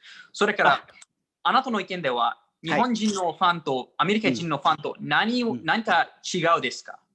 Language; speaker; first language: Japanese; non-native, learner; English